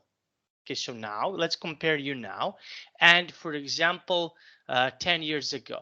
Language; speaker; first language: English; non-native, fluent; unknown